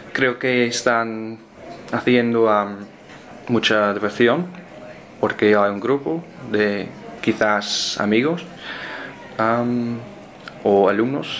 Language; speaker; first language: Spanish; non-native, learner; English